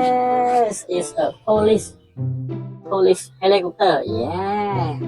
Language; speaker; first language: English; non-native, learner; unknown